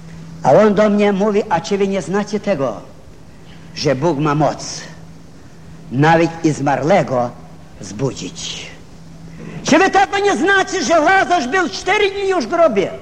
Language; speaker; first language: Polish; non-native, fluent; Ukrainian